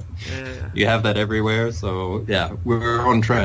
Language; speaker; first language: English; non-native, fluent; German